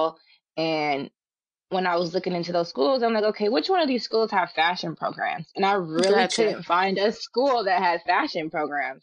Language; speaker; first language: English; native; English